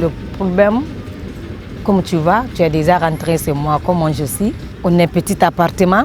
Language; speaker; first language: French; non-native, learner; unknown